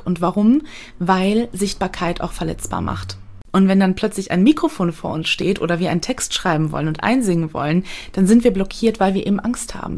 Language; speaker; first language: German; native; German